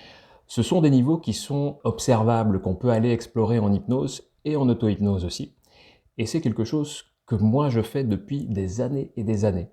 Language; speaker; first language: French; native; French